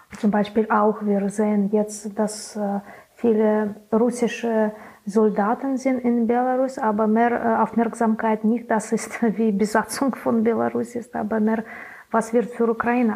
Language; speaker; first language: German; non-native, learner; Belarusian